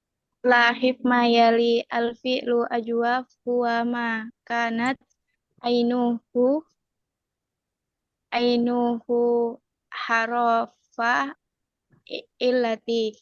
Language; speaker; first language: Arabic; non-native, learner; Indonesian